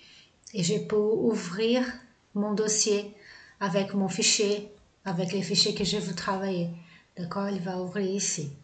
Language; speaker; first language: French; non-native, fluent; Portuguese